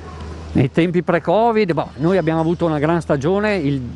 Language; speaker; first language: Italian; native; Italian